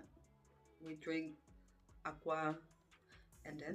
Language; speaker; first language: English; non-native, learner; Dutch